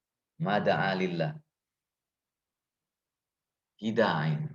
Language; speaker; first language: Arabic; non-native, fluent; Indonesian